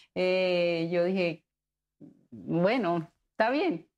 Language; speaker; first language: Spanish; native; Spanish